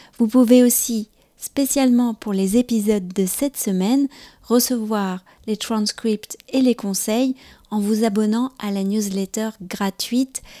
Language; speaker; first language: French; native; French